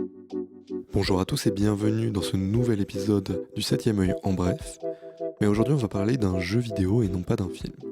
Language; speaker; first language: French; native; French